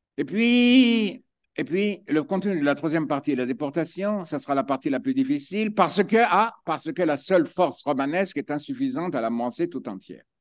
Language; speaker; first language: French; native; French